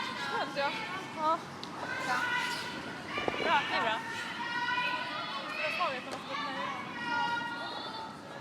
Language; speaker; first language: Swedish; native; Swedish